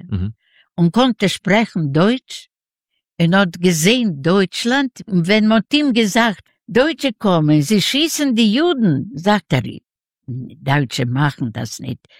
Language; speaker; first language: German; non-native, learner; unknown